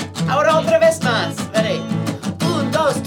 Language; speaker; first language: Spanish; non-native, fluent; English